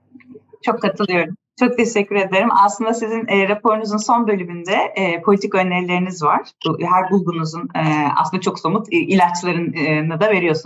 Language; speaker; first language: Turkish; native; Turkish